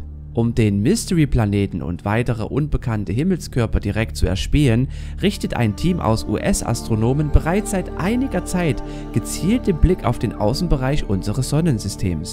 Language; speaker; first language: German; native; German